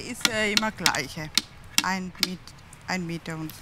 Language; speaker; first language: German; non-native, learner; Tamil